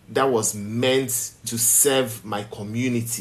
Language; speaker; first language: English; non-native, local second language; Ewe